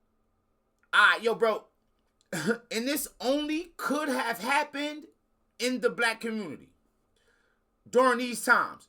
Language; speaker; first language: English; native; English